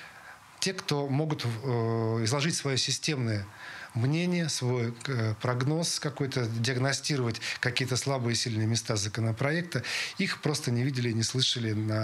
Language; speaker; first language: Russian; native; Russian